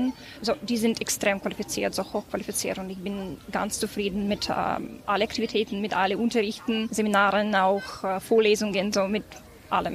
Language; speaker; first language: German; non-native, fluent; Ukrainian